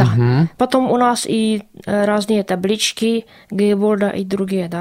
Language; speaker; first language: Russian; non-native, learner; Czech